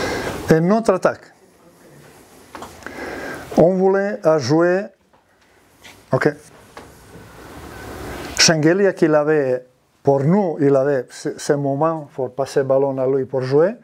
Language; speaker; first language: French; non-native, learner; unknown